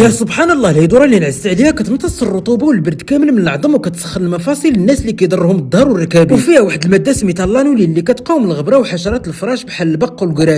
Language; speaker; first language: Arabic; native; Arabic